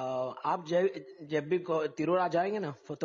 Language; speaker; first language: Hindi; non-native, local second language; Malayalam